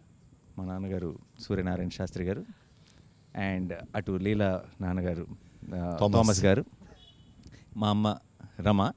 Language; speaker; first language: Telugu; native; Telugu